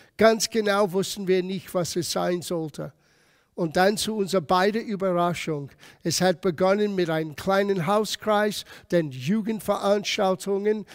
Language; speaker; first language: German; non-native, fluent; English